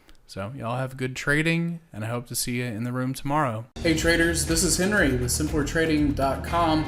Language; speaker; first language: English; native; English